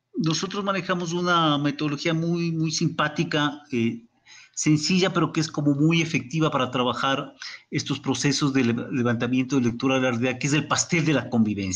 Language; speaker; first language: Spanish; native; Spanish